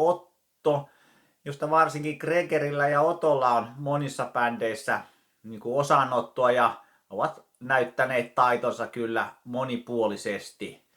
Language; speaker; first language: Finnish; native; Finnish